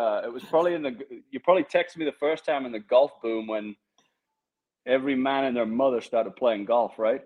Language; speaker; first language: English; native; English